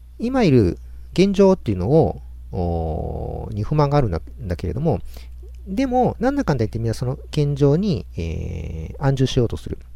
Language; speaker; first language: Japanese; native; Japanese